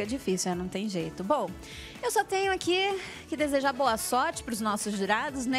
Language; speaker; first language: Portuguese; native; Portuguese